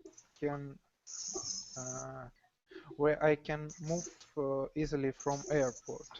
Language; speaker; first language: English; non-native, learner; Russian